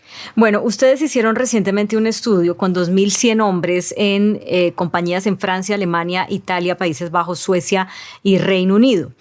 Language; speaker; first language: Spanish; native; Spanish